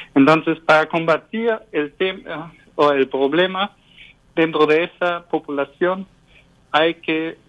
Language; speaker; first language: Spanish; non-native, fluent; German